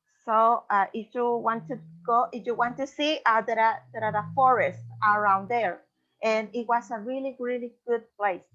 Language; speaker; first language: English; non-native, learner; Spanish